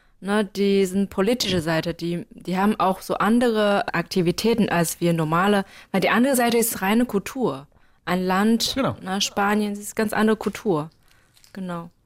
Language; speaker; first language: German; non-native, fluent; Chinese